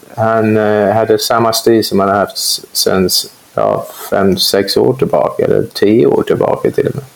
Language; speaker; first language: Swedish; non-native, fluent; English